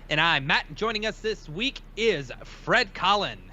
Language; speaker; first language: English; native; English